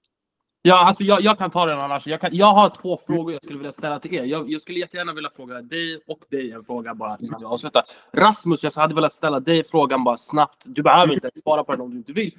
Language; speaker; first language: Swedish; native; Swedish